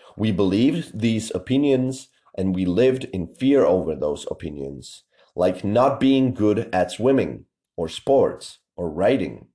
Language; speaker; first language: English; non-native, fluent; Czech